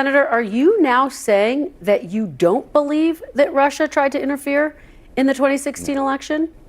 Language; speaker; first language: English; native; English